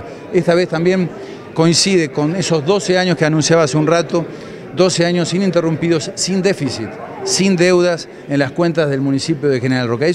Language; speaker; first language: Spanish; native; Spanish